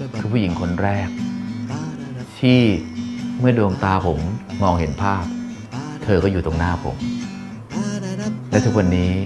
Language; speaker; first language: Thai; native; Thai